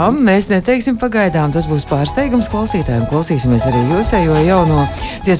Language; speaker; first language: Latvian; native; Latvian